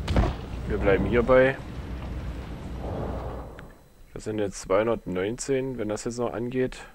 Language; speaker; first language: German; native; German